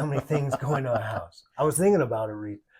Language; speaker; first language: English; native; English